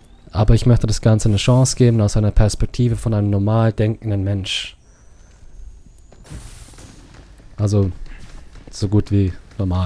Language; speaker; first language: German; non-native, learner; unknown